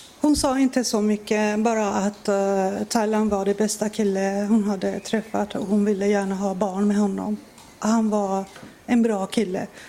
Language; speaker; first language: Swedish; non-native, fluent; Persian